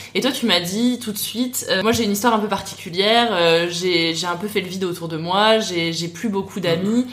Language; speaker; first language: French; native; French